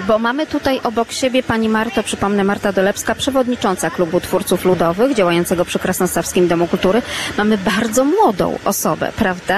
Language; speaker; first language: Polish; native; Polish